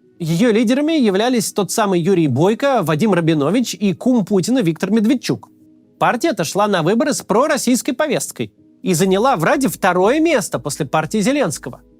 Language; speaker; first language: Russian; native; Russian